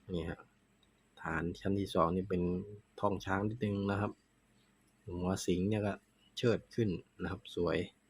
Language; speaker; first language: Thai; non-native, local second language; Northeastern Thai